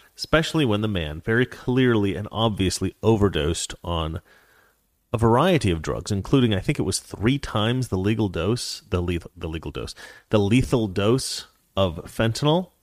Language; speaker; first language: English; native; English